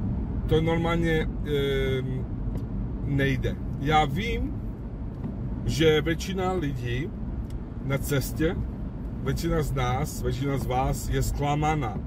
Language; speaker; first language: Czech; non-native, fluent; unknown